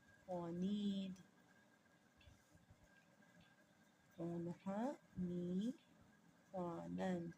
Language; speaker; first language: Persian; non-native, fluent; Urdu